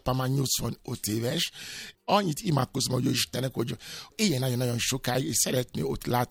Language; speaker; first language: Hungarian; non-native, fluent; Yoruba